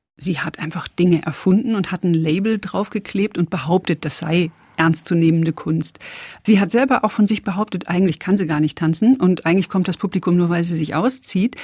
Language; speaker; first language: German; native; German